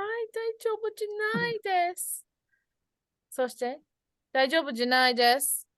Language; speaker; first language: Japanese; non-native, fluent; English